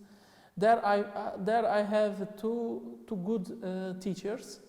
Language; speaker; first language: English; non-native, fluent; Portuguese